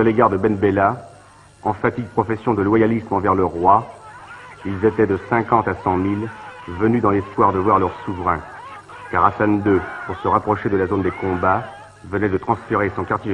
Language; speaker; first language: French; native; French